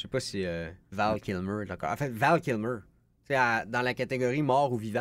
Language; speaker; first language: French; native; French